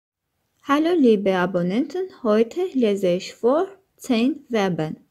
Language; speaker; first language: German; non-native, fluent; Armenian